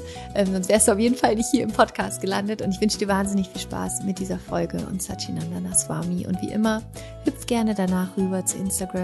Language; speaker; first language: German; native; German